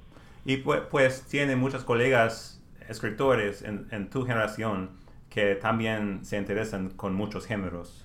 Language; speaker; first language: Spanish; non-native, learner; English